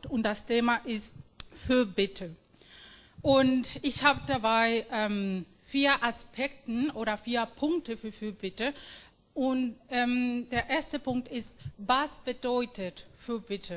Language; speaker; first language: German; non-native, fluent; Spanish